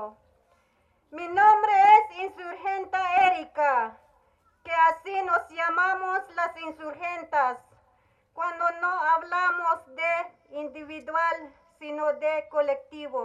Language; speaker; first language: Spanish; non-native, local second language; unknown